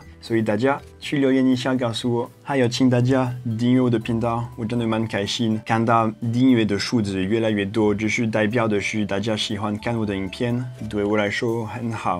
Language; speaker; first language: Chinese; non-native, fluent; French